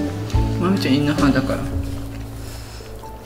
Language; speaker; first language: Japanese; native; Japanese